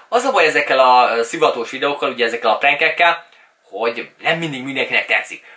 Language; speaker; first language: Hungarian; early bilingual, other home language; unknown